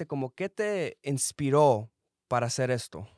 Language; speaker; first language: Spanish; early bilingual, heritage; Spanish